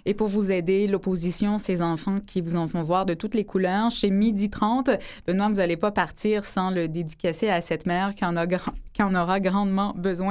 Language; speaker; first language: French; native; French